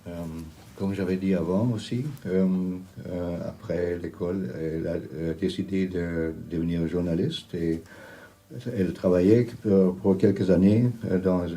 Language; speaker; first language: French; non-native, learner; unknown